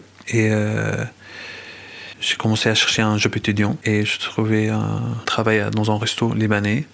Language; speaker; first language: French; non-native, fluent; Arabic